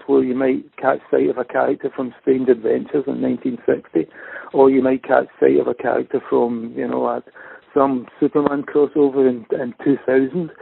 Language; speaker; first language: English; native; English